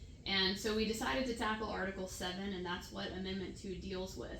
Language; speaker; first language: English; native; English